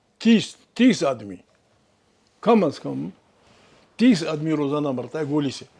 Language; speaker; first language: Urdu; non-native, local second language; Pashto